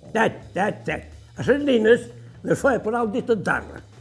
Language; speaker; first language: Catalan; native; Catalan